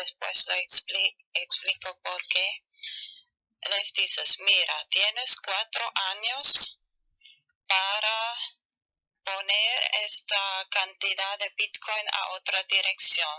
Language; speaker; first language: Spanish; non-native, fluent; German